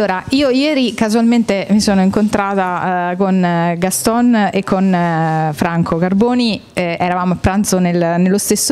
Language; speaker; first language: Italian; native; Italian